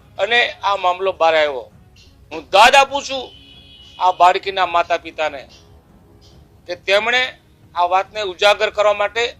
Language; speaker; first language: Gujarati; native; Gujarati